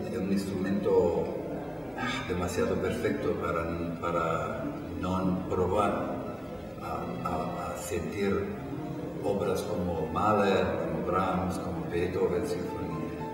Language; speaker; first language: Spanish; non-native, fluent; Italian